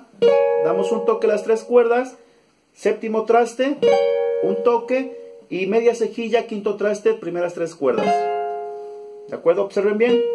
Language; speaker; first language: Spanish; native; Spanish